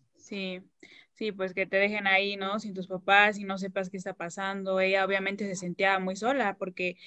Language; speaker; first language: Spanish; native; Spanish